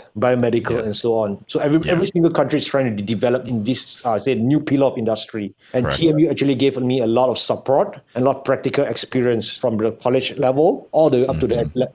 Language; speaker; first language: English; non-native, local second language; Chinese